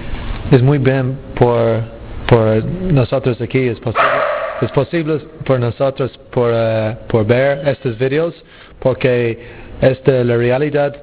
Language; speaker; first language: Spanish; non-native, learner; English